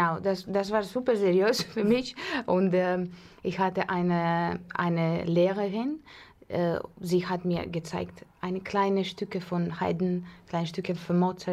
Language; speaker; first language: German; non-native, fluent; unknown